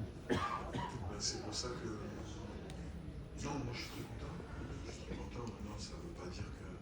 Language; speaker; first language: French; native; French